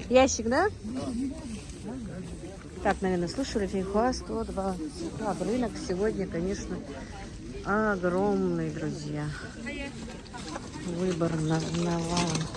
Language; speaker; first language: Russian; non-native, local second language; Ingush